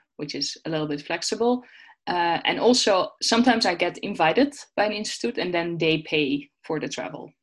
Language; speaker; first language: English; non-native, fluent; Dutch